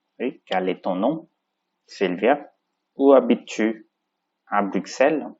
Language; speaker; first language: French; non-native, fluent; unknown